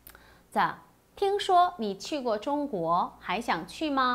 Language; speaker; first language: Chinese; non-native, fluent; Korean